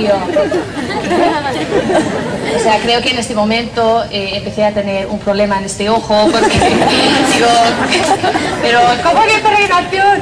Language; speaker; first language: Spanish; non-native, fluent; English